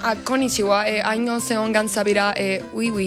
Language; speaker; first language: Spanish; native; Spanish